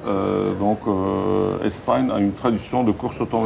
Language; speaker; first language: French; non-native, fluent; Turkish